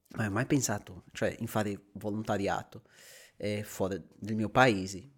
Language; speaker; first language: Italian; non-native, fluent; Portuguese